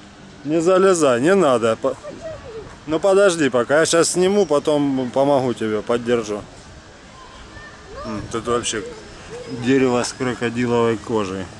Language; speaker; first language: Russian; native; Russian